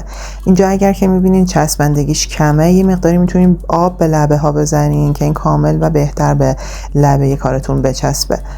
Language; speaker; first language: Persian; native; Persian